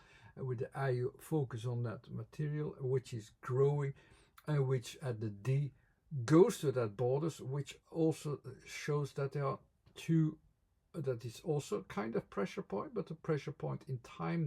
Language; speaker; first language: English; non-native, fluent; Dutch